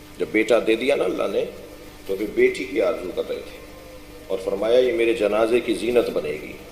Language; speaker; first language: Urdu; non-native, local second language; Sindhi